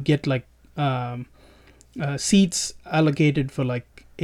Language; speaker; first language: English; non-native, local second language; Tamil